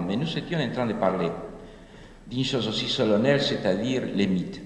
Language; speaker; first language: French; non-native, fluent; Spanish